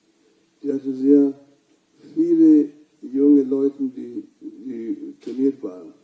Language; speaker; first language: German; non-native, learner; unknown